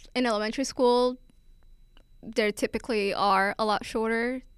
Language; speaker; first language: English; non-native, fluent; Finnish